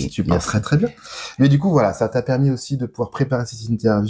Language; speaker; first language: French; native; French